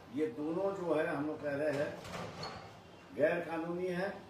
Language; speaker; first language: Hindi; non-native, local second language; Marathi